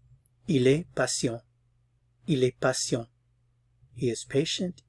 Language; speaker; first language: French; non-native, fluent; English